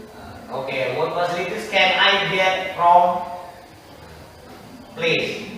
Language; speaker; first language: English; non-native, learner; Indonesian